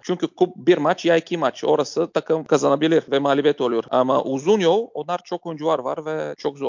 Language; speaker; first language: Turkish; non-native, learner; Bulgarian